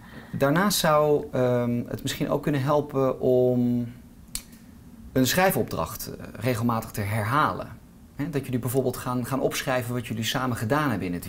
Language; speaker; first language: Dutch; native; Dutch